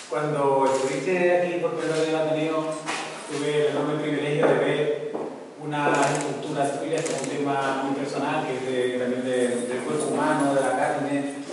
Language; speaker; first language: Spanish; native; Spanish